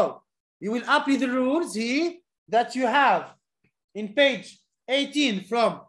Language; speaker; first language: English; non-native, fluent; Arabic